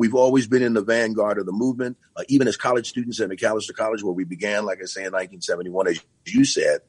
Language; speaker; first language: English; native; English